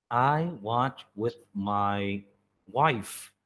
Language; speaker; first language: English; non-native, learner; Vietnamese